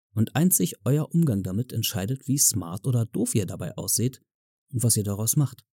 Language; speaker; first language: German; native; German